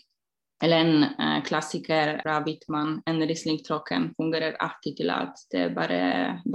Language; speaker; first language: Norwegian; non-native, fluent; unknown